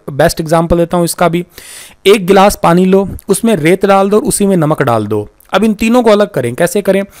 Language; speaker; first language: Hindi; native; Hindi